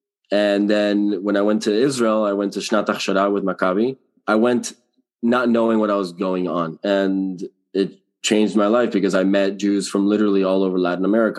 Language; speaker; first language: English; early bilingual, other home language; Spanish